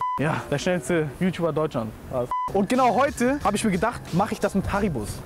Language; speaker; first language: German; early bilingual, other home language; Turkish